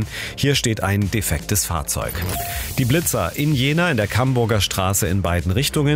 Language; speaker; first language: German; native; German